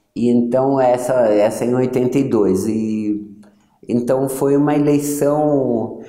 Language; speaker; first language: Portuguese; early bilingual, other home language; Yiddish